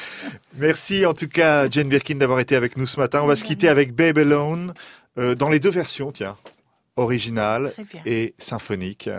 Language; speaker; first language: French; native; French